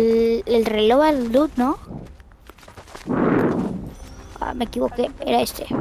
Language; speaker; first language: Spanish; native; Spanish